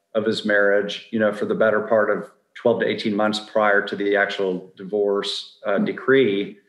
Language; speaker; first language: English; native; English